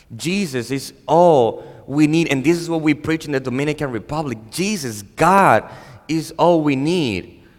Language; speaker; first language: English; non-native, fluent; Spanish